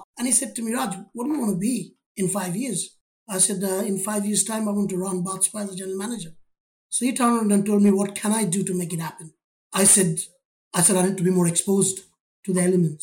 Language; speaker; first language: English; non-native, local second language; Bangla